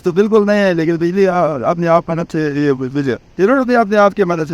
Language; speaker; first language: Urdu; non-native, local second language; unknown